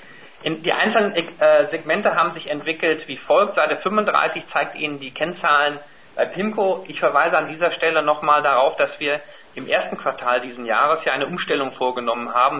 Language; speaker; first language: German; native; German